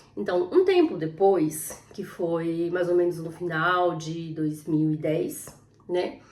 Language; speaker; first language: Portuguese; native; Portuguese